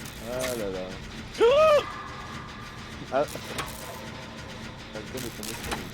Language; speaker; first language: French; native; French